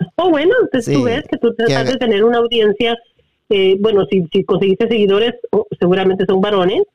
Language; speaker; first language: Spanish; native; Spanish